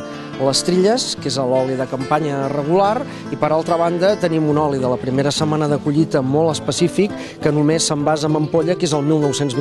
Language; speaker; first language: Catalan; native; Catalan